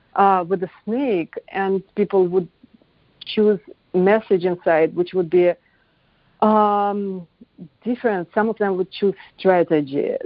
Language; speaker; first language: English; non-native, fluent; Russian